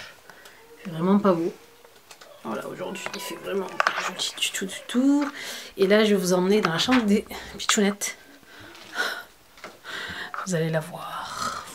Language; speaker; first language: French; native; French